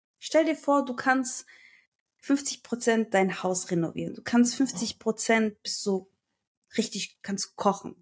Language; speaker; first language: German; early bilingual, other home language; Turkish